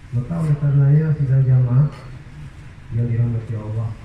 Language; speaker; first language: Indonesian; non-native, local second language; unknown